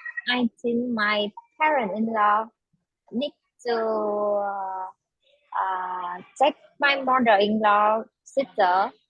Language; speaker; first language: English; non-native, learner; Vietnamese